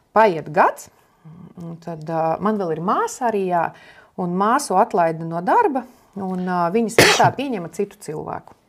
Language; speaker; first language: Latvian; non-native, local second language; Russian